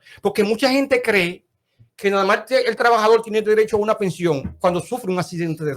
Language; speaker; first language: Spanish; native; Spanish